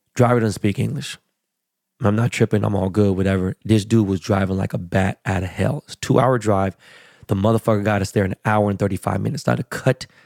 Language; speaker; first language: English; native; English